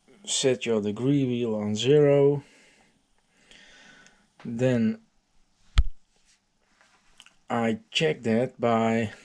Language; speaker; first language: English; non-native, fluent; Dutch